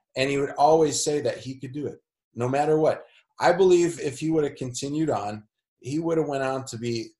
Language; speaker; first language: English; native; English